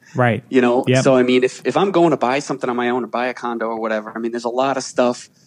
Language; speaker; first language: English; native; English